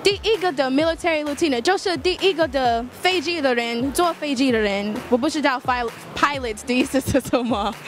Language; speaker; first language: Chinese; non-native, learner; English